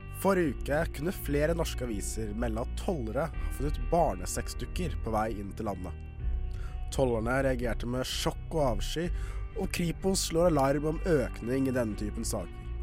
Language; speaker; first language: Norwegian; native; Norwegian